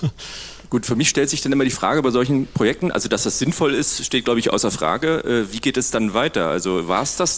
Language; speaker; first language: German; native; German